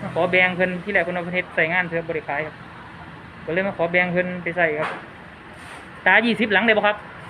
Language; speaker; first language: Thai; native; Thai